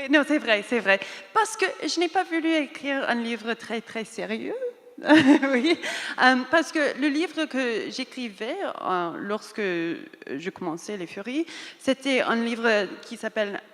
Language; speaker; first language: French; non-native, fluent; English